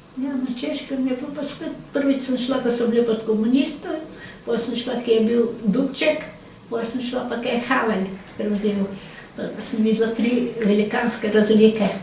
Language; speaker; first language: Slovenian; native; Slovenian